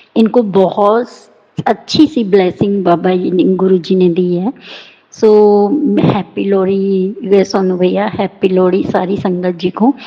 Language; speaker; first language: Hindi; non-native, local second language; Punjabi